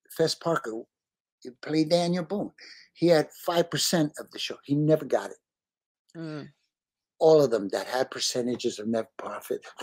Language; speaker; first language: English; early bilingual, other home language; Spanish